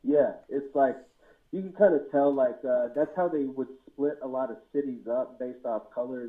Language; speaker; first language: English; native; English